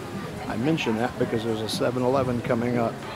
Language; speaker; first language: English; native; English